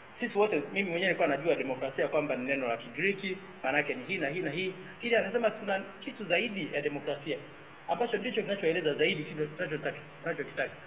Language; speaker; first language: Swahili; native; Swahili